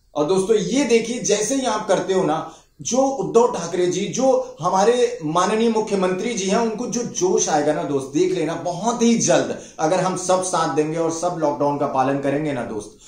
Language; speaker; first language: Hindi; non-native, local second language; Marathi